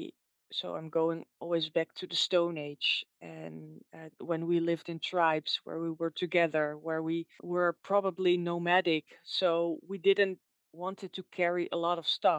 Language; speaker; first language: English; non-native, fluent; Dutch